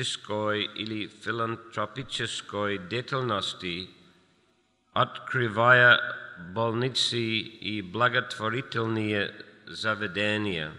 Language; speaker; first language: Russian; non-native, fluent; English